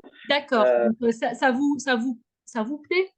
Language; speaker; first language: French; native; French